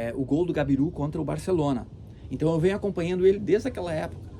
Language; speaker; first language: Portuguese; early bilingual, heritage; Portuguese